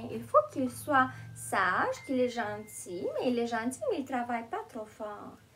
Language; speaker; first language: French; non-native, fluent; Romanian